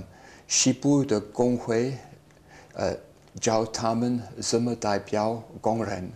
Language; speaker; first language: Chinese; non-native, learner; English